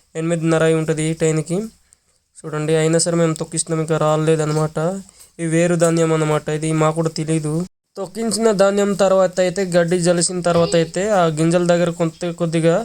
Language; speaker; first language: Telugu; non-native, local second language; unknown